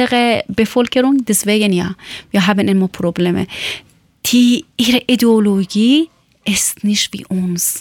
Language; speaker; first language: German; non-native, learner; Persian